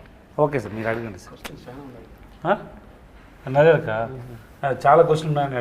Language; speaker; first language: Telugu; non-native, learner; Tamil